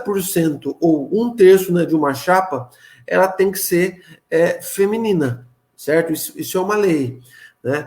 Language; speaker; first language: Portuguese; native; Portuguese